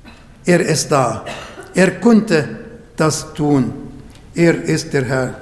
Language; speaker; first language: German; non-native, fluent; Arabic